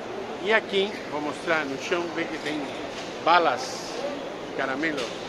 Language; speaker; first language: Portuguese; non-native, fluent; Spanish